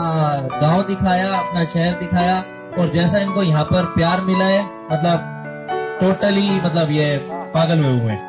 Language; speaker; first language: Hindi; native; Hindi